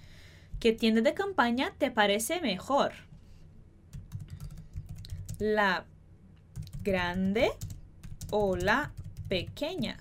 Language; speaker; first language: Spanish; non-native, fluent; Portuguese